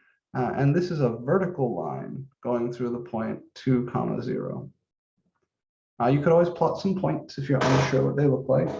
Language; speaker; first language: English; native; English